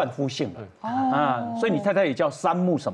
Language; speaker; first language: Chinese; native; Chinese